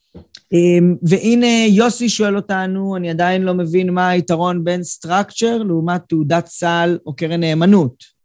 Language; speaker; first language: Hebrew; native; Hebrew